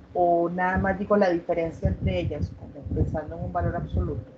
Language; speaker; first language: Spanish; native; Spanish